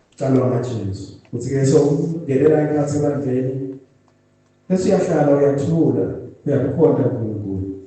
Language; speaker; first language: Zulu; non-native, local second language; Swati